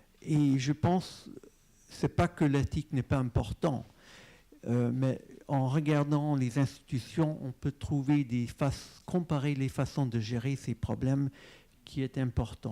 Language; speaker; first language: French; non-native, fluent; English